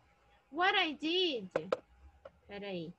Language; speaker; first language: English; non-native, learner; Portuguese